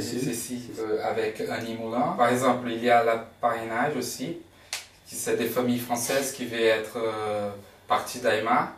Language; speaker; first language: French; non-native, fluent; Portuguese